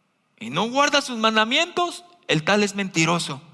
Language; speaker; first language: Spanish; native; Spanish